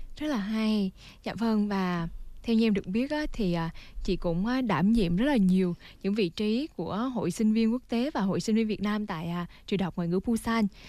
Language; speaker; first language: Vietnamese; native; Vietnamese